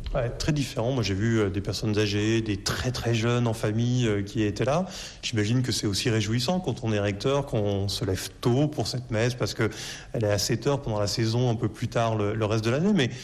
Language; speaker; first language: French; native; French